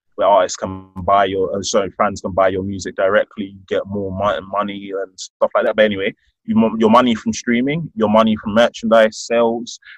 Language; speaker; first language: English; native; English